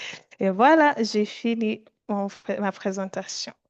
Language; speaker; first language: French; non-native, fluent; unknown